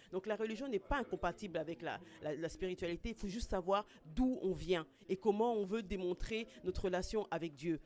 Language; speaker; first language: French; non-native, local second language; Kongo